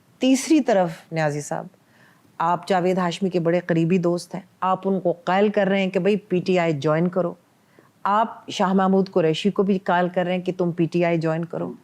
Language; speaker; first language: Urdu; non-native, local second language; Punjabi